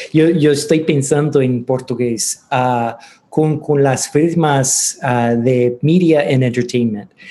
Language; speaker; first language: Spanish; non-native, learner; English